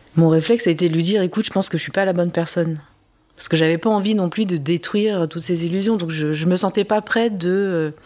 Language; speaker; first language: French; native; French